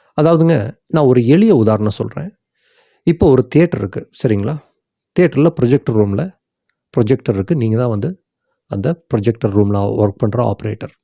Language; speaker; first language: Tamil; native; Tamil